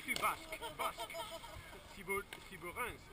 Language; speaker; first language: French; non-native, learner; Spanish